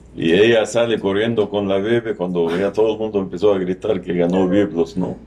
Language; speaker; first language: Spanish; non-native, fluent; Arabic